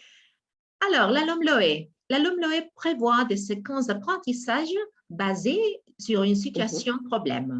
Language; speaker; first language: French; non-native, fluent; Spanish